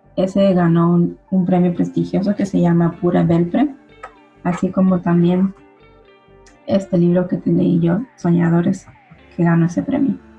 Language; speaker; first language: Spanish; early bilingual, other home language; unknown